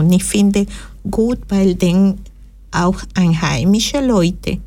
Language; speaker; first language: German; non-native, fluent; Spanish